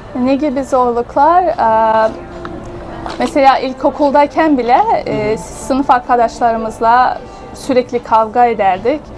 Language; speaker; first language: Turkish; early bilingual, heritage; Russian